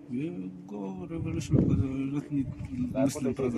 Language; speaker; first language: English; non-native, learner; Arabic